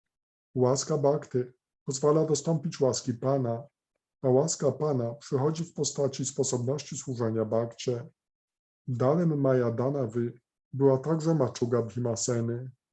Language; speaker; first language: Polish; native; Polish